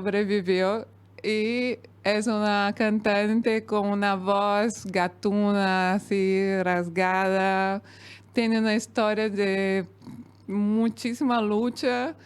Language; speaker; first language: Spanish; non-native, fluent; Portuguese